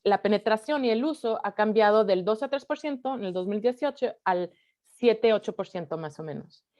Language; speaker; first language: Spanish; early bilingual, heritage; Spanish